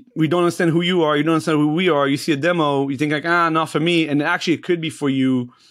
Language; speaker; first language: English; non-native, fluent; Hebrew